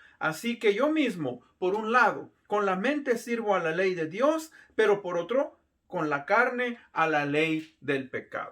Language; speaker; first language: Spanish; native; Spanish